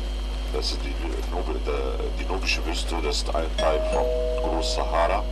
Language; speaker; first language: German; non-native, fluent; Arabic